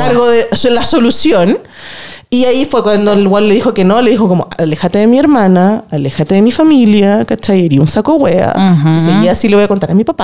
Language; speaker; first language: Spanish; native; Spanish